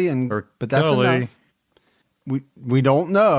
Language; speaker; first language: English; native; English